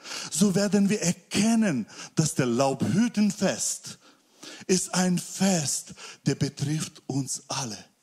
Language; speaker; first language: German; non-native, learner; Russian